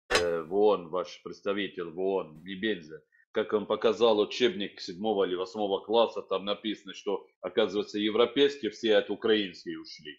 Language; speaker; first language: Russian; non-native, fluent; Arabic